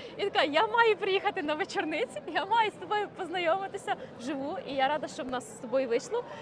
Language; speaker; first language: Ukrainian; native; Ukrainian